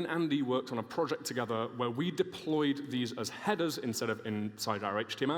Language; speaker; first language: English; native; English